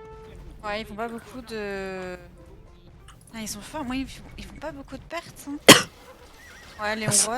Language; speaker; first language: French; native; French